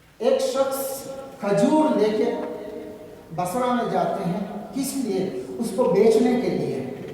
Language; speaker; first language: Urdu; non-native, fluent; Divehi